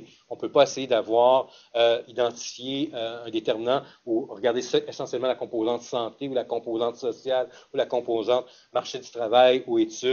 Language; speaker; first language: French; native; French